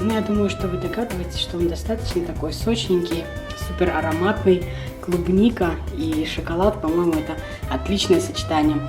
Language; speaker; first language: Russian; native; Russian